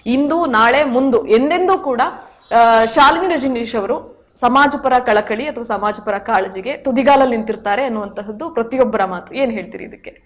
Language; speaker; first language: Kannada; native; Kannada